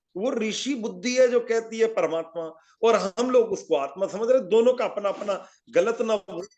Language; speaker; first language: Hindi; native; Hindi